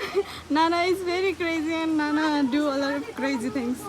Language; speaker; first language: English; non-native, learner; Nepali